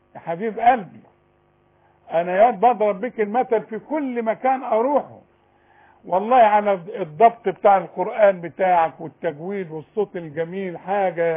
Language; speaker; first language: Arabic; native; Arabic